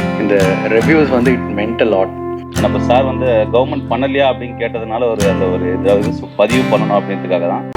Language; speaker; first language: Tamil; native; Tamil